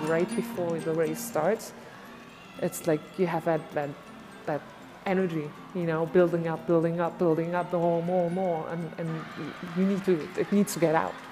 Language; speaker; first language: English; non-native, fluent; German